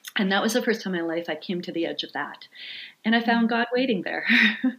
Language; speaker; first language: English; native; English